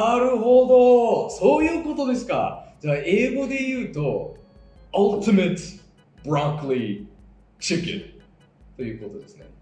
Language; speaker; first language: Japanese; non-native, fluent; English